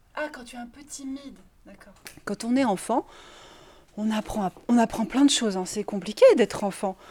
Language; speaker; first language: French; native; French